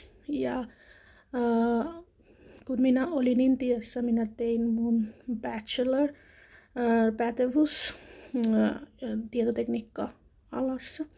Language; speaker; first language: Finnish; non-native, learner; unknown